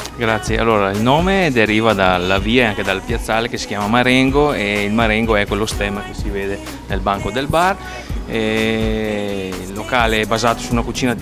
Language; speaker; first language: Italian; native; Italian